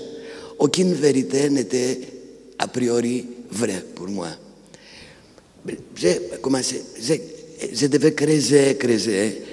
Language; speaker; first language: French; non-native, fluent; Greek